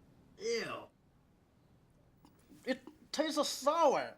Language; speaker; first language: English; non-native, learner; Chinese